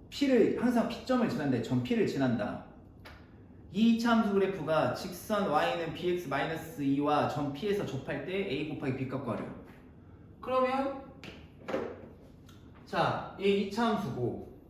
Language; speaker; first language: Korean; native; Korean